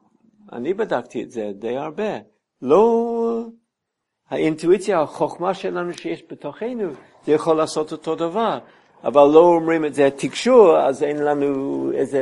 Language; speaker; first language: Hebrew; non-native, fluent; English